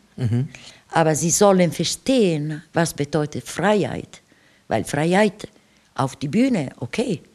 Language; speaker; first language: German; non-native, fluent; Italian